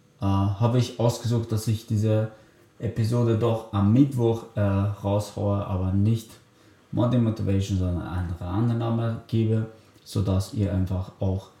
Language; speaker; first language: German; early bilingual, other home language; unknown